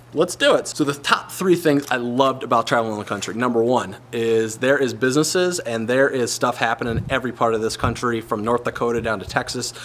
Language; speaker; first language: English; native; English